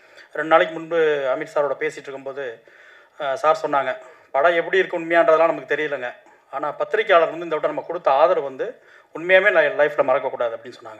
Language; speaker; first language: Tamil; native; Tamil